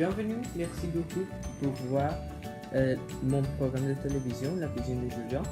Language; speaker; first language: French; non-native, learner; English